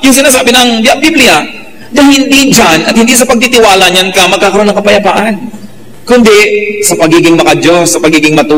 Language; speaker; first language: Filipino; native; Filipino